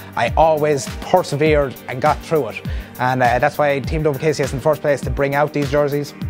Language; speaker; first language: English; native; English